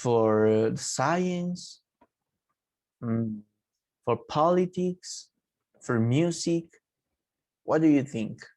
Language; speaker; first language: English; non-native, fluent; Spanish